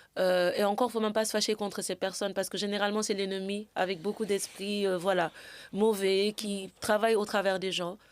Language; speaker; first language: French; non-native, local second language; Wolof